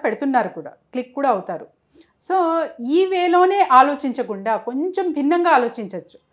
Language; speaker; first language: Telugu; non-native, local second language; Urdu